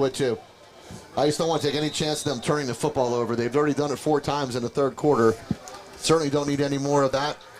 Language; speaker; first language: English; native; English